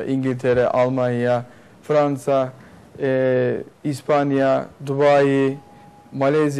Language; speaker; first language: Turkish; native; Turkish